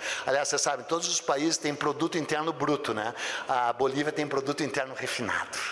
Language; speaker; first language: Portuguese; native; Portuguese